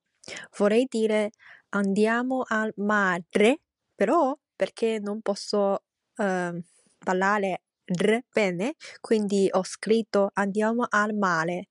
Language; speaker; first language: Italian; non-native, learner; Chinese